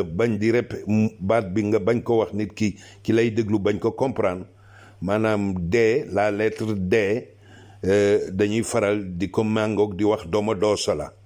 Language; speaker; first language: Wolof; non-native, local second language; Serer